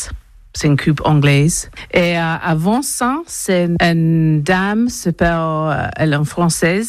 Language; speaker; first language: French; non-native, learner; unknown